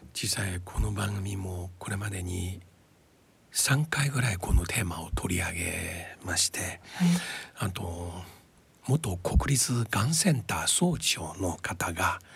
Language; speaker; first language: Japanese; non-native, fluent; Chinese